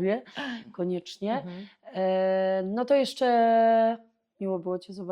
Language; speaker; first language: Polish; native; Polish